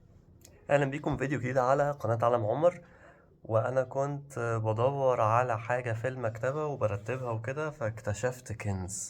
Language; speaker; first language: Arabic; native; Arabic